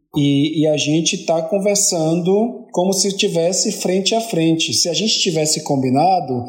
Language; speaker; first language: Portuguese; native; Portuguese